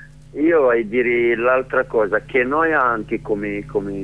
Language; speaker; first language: Italian; non-native, learner; Arabic